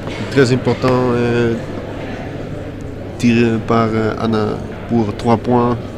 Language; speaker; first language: French; non-native, learner; Dutch